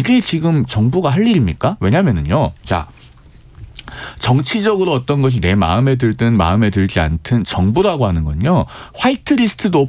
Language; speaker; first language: Korean; native; Korean